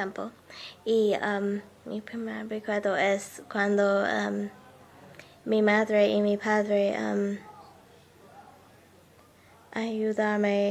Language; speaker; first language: Spanish; non-native, learner; English